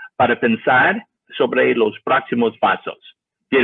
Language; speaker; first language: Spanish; non-native, learner; English